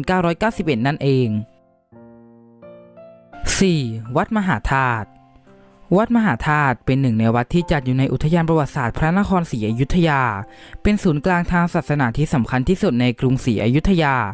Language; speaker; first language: Thai; native; Thai